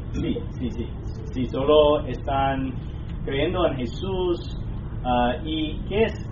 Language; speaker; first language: Spanish; non-native, fluent; English